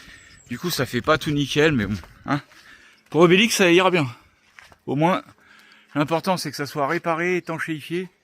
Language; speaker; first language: French; native; French